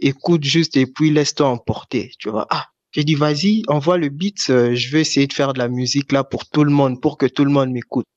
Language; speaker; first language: French; non-native, local second language; Lingala